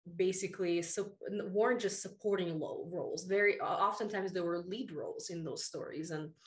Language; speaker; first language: English; early bilingual, other home language; Russian